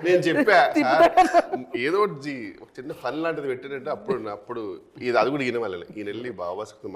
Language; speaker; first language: Telugu; native; Telugu